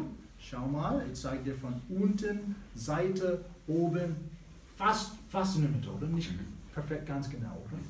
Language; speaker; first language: German; non-native, fluent; English